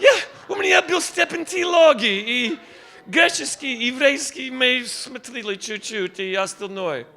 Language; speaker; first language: Russian; non-native, learner; English